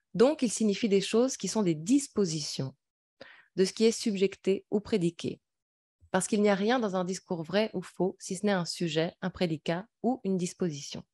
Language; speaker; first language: French; native; French